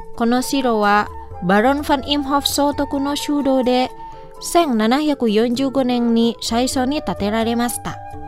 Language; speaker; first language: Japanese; non-native, fluent; Indonesian